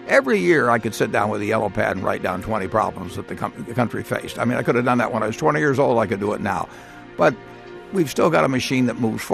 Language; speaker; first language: English; native; English